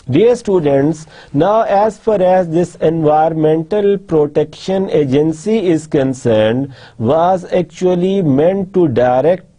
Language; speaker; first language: English; non-native, local second language; Urdu